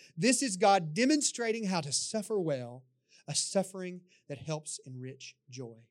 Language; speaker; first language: English; native; English